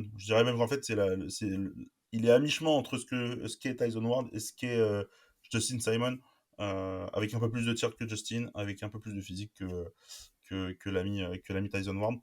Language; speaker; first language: French; native; French